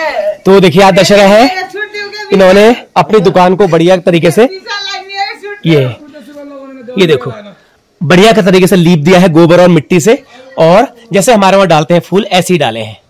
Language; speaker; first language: Hindi; native; Hindi